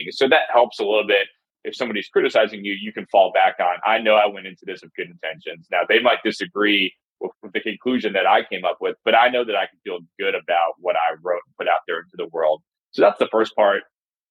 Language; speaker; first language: English; native; English